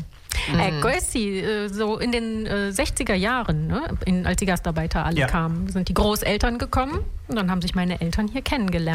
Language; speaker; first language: German; early bilingual, other home language; Italian